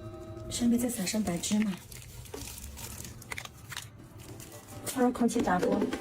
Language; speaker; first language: Chinese; native; Chinese